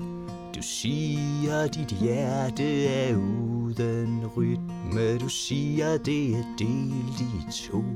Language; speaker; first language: Danish; native; Danish